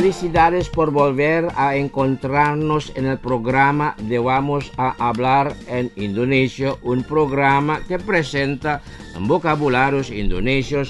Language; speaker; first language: Spanish; non-native, fluent; Indonesian